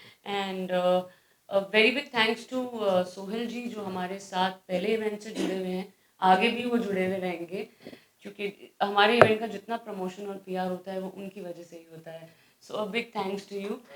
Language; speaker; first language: Hindi; native; Hindi